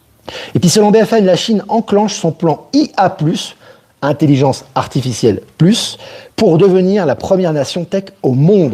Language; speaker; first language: French; native; French